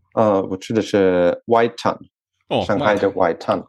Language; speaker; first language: Chinese; non-native, learner; French